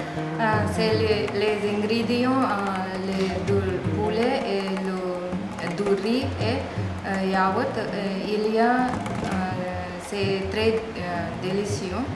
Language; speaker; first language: French; non-native, learner; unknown